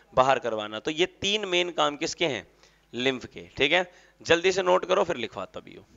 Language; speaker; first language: Hindi; native; Hindi